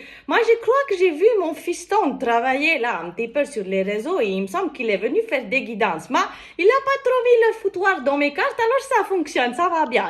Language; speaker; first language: French; native; French